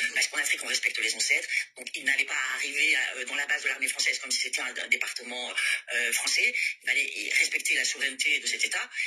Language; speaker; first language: French; native; French